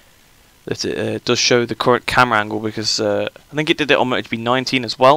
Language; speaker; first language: English; native; English